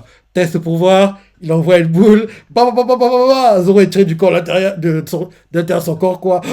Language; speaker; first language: French; native; French